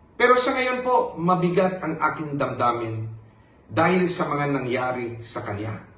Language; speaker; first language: Filipino; non-native, local second language; Hiligaynon